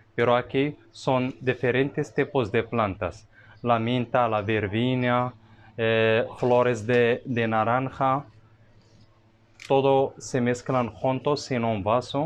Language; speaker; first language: Spanish; non-native, fluent; Arabic